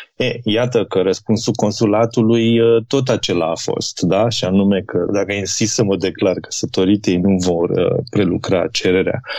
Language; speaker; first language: Romanian; native; Romanian